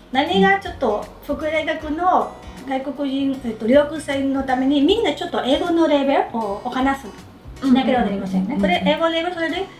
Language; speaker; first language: Japanese; non-native, learner; Spanish